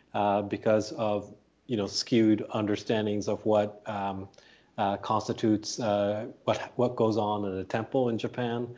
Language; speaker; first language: English; early bilingual, other home language; Japanese